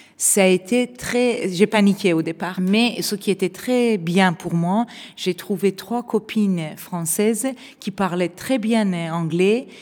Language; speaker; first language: French; non-native, fluent; Persian